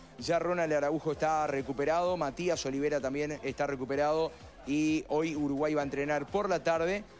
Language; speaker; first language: Spanish; native; Spanish